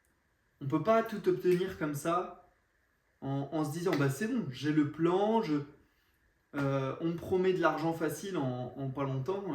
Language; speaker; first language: French; native; French